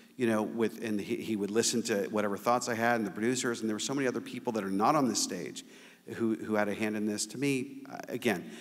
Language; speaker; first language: English; native; English